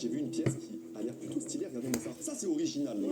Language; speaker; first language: French; native; French